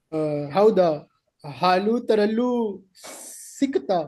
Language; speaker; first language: Kannada; non-native, learner; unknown